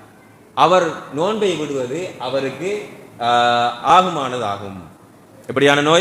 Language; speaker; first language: Tamil; native; Tamil